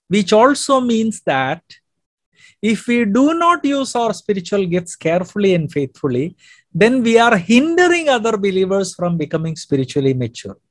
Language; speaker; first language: English; non-native, local second language; Malayalam